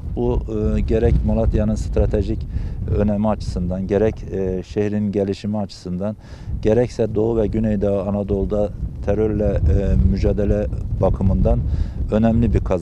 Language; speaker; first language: Turkish; native; Turkish